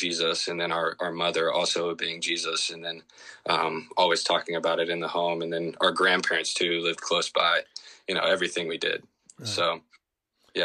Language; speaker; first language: English; native; English